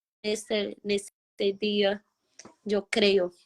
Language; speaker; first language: Spanish; non-native, learner; Portuguese